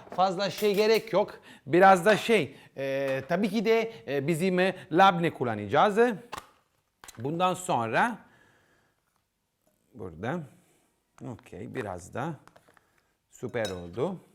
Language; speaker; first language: Turkish; non-native, learner; Italian